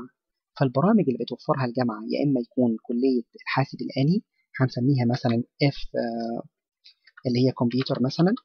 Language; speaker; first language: Arabic; native; Arabic